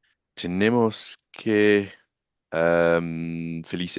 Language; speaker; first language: Spanish; non-native, learner; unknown